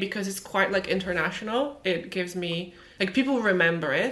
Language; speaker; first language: English; non-native, fluent; Polish